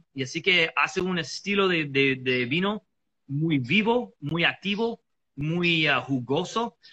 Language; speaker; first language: Spanish; non-native, fluent; English